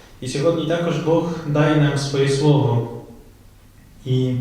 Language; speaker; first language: Ukrainian; non-native, fluent; Polish